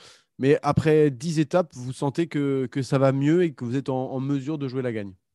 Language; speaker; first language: French; native; French